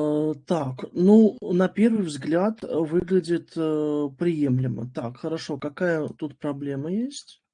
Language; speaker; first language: Russian; native; Russian